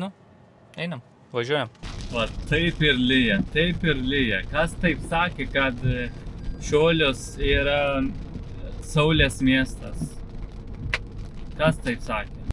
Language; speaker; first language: Lithuanian; non-native, learner; Turkish